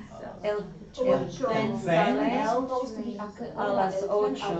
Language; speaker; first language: Spanish; non-native, learner; English